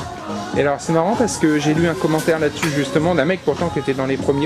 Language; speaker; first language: French; native; French